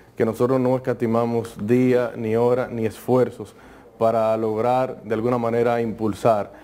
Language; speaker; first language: Spanish; native; Spanish